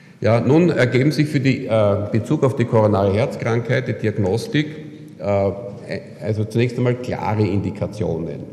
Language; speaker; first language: German; native; German